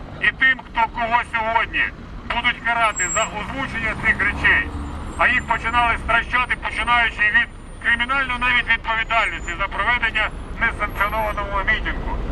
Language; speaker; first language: Ukrainian; native; Ukrainian